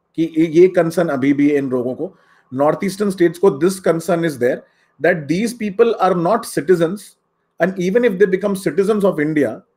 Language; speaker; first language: Hindi; native; Hindi